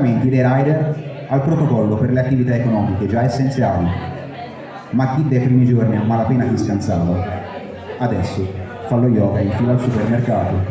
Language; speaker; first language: Italian; native; Italian